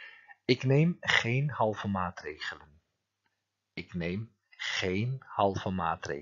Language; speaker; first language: Dutch; non-native, fluent; Turkish